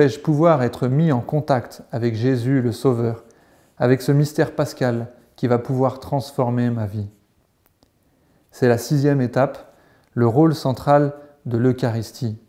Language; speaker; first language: French; native; French